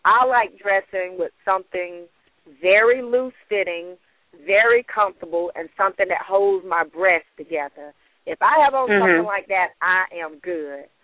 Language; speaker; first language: English; native; English